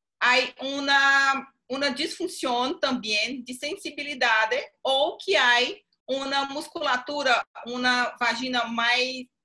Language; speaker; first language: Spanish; non-native, learner; Portuguese